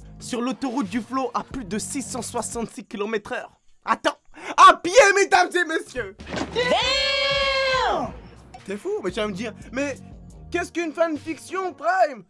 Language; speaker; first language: French; native; French